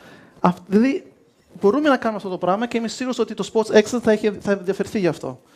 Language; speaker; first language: Greek; early bilingual, heritage; Greek